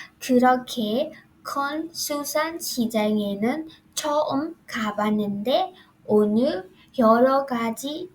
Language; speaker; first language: Korean; non-native, fluent; Burmese